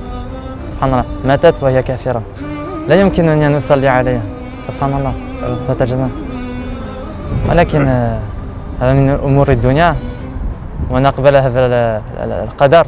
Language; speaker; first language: Arabic; non-native, learner; French